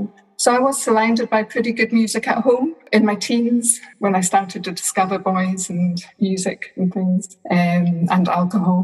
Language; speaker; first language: English; native; English